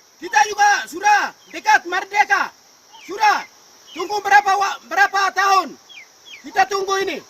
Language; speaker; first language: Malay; non-native, local second language; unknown